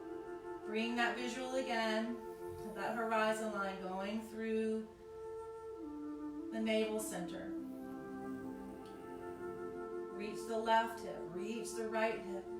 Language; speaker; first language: English; native; English